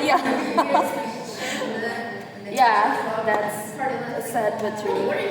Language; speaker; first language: English; non-native, learner; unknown